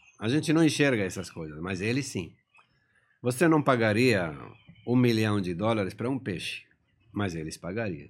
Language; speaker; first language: Portuguese; non-native, fluent; Persian